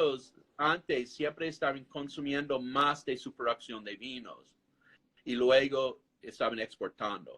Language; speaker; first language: Spanish; non-native, fluent; English